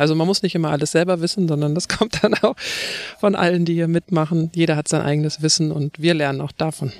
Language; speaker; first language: German; native; German